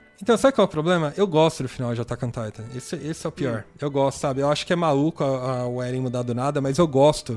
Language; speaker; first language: Portuguese; native; Portuguese